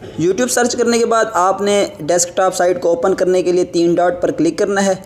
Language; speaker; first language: Urdu; non-native, local second language; Punjabi